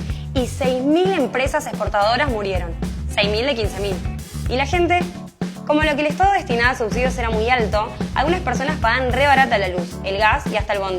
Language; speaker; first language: Spanish; native; Spanish